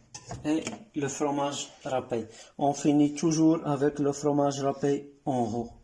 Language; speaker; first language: French; non-native, learner; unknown